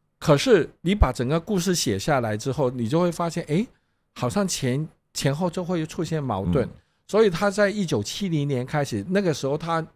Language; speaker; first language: Chinese; non-native, local second language; Cantonese